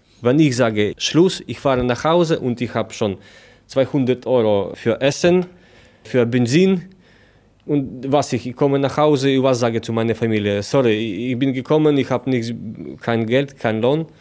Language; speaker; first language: German; non-native, learner; Polish